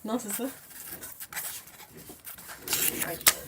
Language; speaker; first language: French; native; French